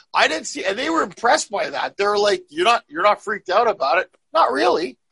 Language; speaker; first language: English; native; English